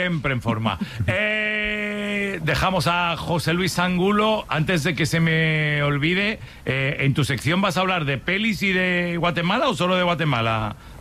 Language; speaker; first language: Spanish; native; Spanish